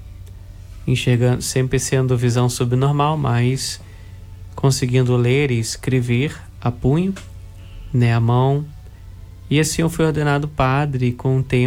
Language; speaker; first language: Portuguese; native; Portuguese